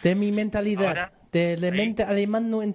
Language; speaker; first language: Spanish; non-native, fluent; German